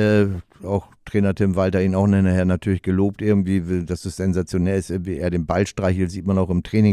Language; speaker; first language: German; native; German